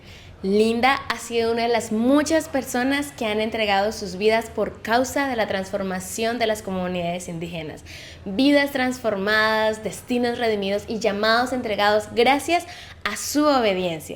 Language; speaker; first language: Spanish; native; Spanish